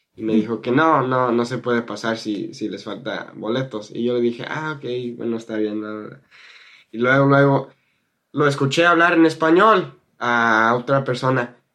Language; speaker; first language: Spanish; non-native, fluent; English